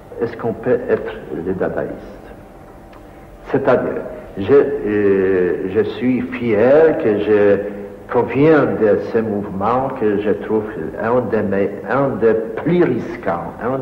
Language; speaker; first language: French; non-native, fluent; Polish